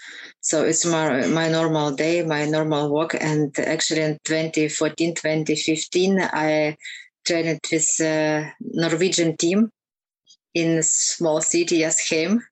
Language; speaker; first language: English; non-native, learner; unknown